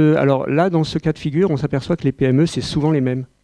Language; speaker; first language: French; native; French